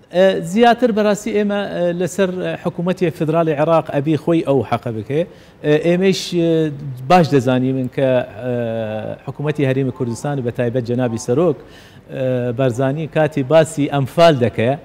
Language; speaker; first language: Central Kurdish; non-native, local second language; Southern Kurdish